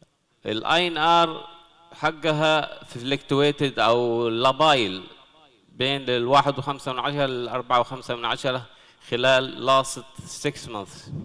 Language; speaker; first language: Arabic; native; Arabic